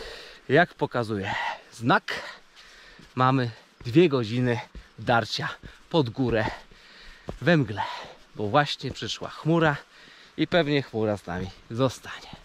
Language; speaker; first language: Polish; native; Polish